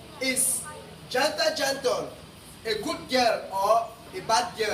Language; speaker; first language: English; non-native, learner; Thai